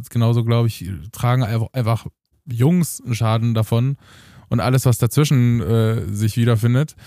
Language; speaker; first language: German; early bilingual, other home language; Romanian